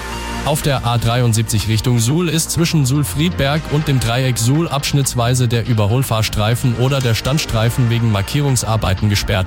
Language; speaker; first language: German; native; German